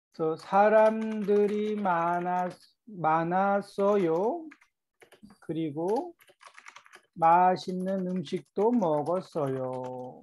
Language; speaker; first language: Korean; native; Korean